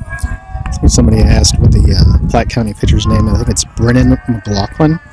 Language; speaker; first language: English; native; English